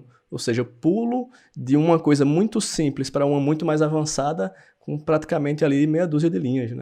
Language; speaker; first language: Portuguese; native; Portuguese